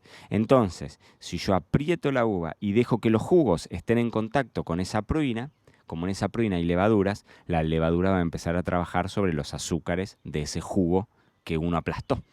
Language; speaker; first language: Spanish; native; Spanish